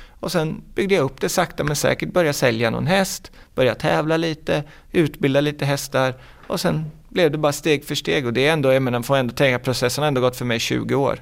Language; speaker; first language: Swedish; native; Swedish